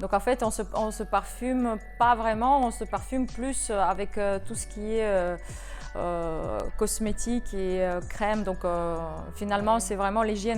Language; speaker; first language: French; non-native, fluent; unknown